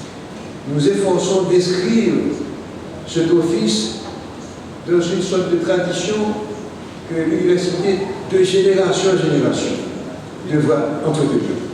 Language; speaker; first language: French; non-native, local second language; Haitian Creole